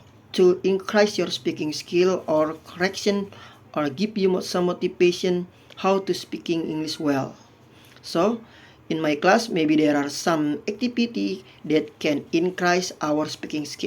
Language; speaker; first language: English; non-native, fluent; Indonesian